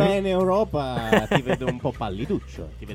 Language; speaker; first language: Italian; native; Italian